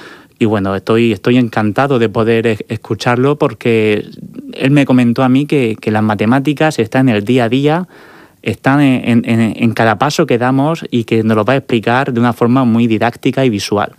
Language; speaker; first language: Spanish; native; Spanish